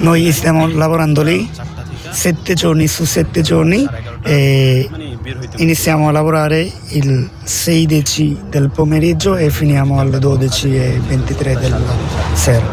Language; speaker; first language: Italian; non-native, learner; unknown